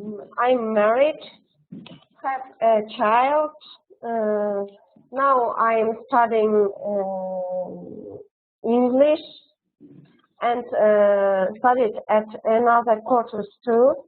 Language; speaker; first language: English; non-native, learner; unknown